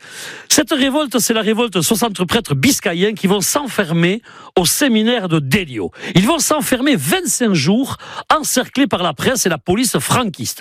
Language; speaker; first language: French; native; French